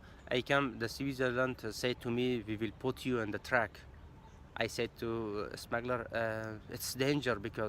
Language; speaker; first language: English; non-native, learner; Persian